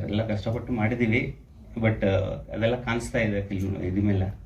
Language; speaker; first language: Kannada; non-native, learner; Telugu